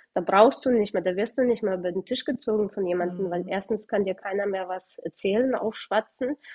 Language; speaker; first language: German; early bilingual, other home language; Russian